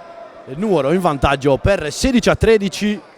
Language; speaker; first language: Italian; native; Italian